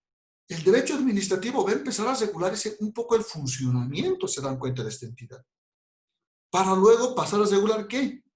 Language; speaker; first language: Spanish; native; Spanish